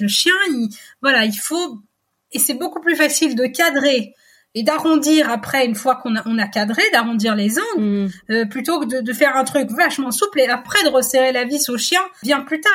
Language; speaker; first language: French; native; French